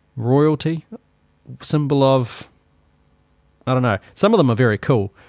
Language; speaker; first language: English; native; English